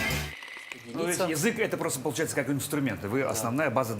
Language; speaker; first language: Russian; native; Russian